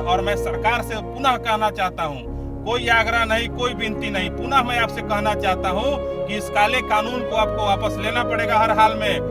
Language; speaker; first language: Hindi; native; Hindi